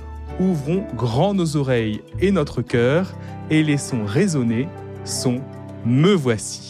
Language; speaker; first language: French; native; French